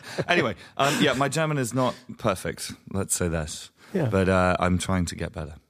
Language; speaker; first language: English; native; English